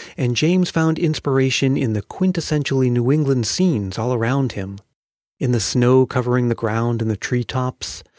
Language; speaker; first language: English; native; English